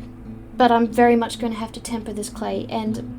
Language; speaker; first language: English; native; English